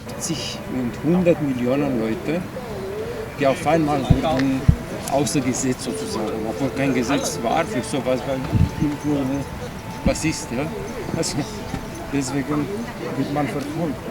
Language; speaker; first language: German; non-native, fluent; Chinese